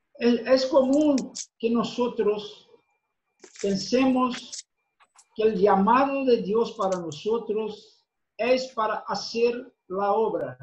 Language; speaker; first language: Spanish; non-native, fluent; Portuguese